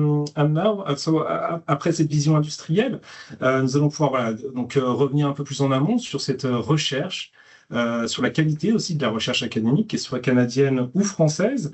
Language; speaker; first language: French; native; French